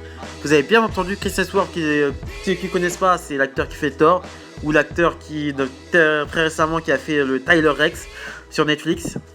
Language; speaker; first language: French; native; French